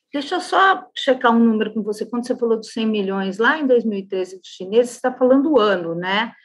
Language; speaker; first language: Portuguese; native; Portuguese